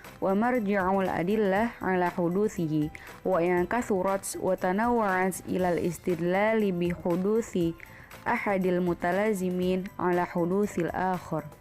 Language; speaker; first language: Arabic; non-native, learner; Indonesian